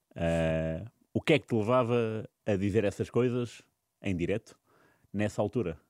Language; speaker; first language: Portuguese; native; Portuguese